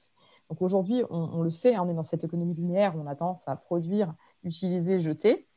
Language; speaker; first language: French; native; French